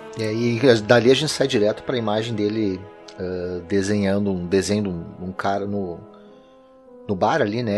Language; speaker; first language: Portuguese; native; Portuguese